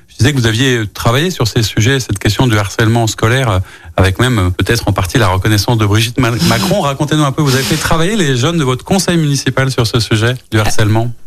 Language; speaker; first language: French; native; French